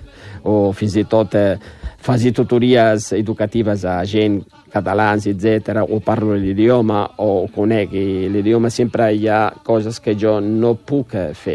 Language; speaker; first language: Catalan; non-native, fluent; Riffian